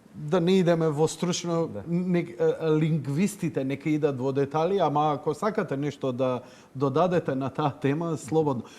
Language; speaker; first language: Macedonian; native; Macedonian